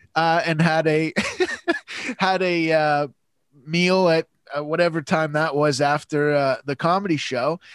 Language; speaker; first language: English; native; English